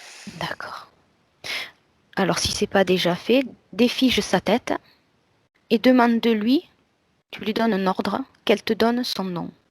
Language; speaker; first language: French; native; French